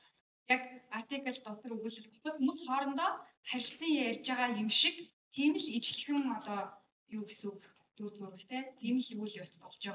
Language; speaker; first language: Mongolian; native; Mongolian